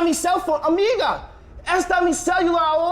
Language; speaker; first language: Spanish; non-native, learner; English